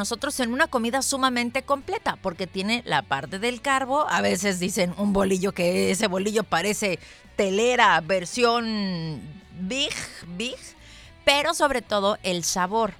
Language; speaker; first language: Spanish; native; Spanish